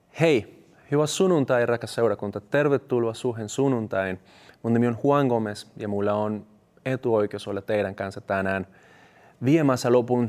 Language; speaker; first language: Finnish; non-native, fluent; Spanish